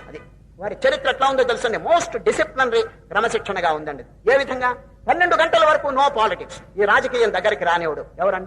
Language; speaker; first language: Telugu; native; Telugu